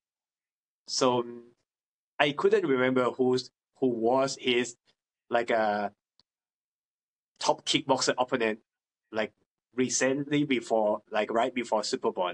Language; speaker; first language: English; non-native, fluent; Thai